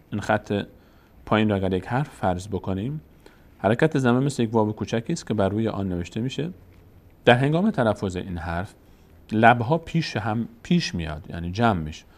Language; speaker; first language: Persian; native; Persian